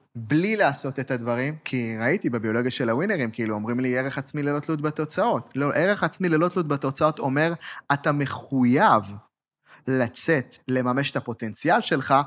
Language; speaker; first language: Hebrew; native; Hebrew